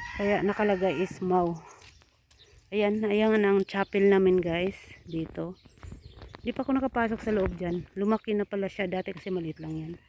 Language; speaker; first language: Filipino; non-native, local second language; Cebuano